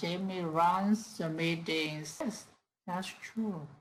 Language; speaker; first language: English; non-native, learner; Vietnamese